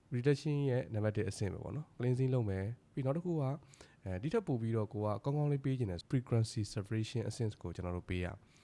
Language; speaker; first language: Burmese; native; Burmese